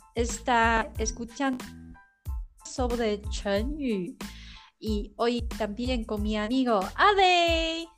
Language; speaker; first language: Spanish; non-native, learner; Chinese